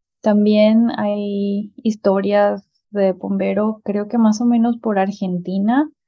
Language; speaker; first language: Spanish; native; Spanish